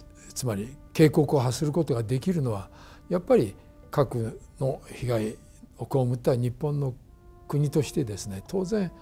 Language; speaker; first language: Japanese; native; Japanese